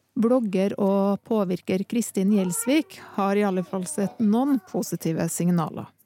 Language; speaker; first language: Norwegian; native; Norwegian